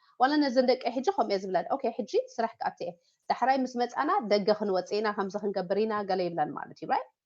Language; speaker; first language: Tigrinya; native; Tigrinya